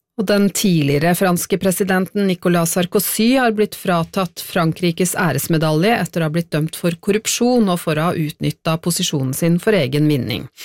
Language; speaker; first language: Norwegian; native; Norwegian